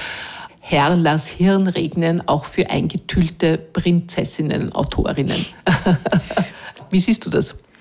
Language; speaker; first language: German; native; German